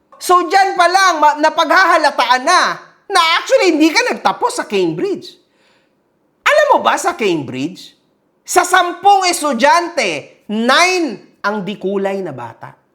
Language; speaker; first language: Filipino; early bilingual, heritage; Filipino